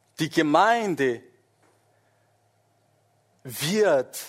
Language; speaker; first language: German; non-native, fluent; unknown